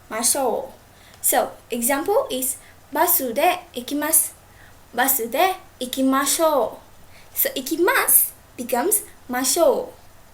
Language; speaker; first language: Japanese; non-native, fluent; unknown